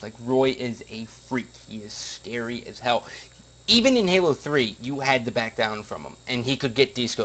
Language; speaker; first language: English; native; English